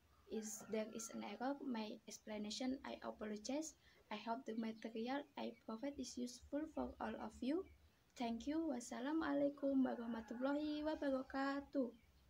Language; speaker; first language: English; non-native, learner; Indonesian